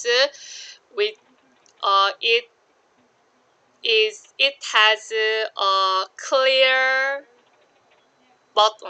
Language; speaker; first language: English; non-native, learner; Korean